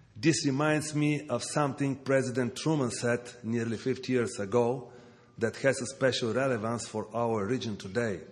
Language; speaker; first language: English; non-native, learner; Bulgarian